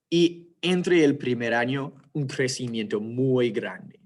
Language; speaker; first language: Spanish; non-native, fluent; English